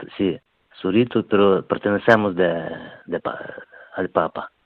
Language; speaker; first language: Spanish; non-native, learner; Ukrainian